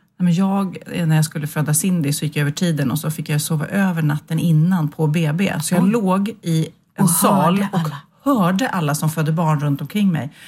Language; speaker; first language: Swedish; native; Swedish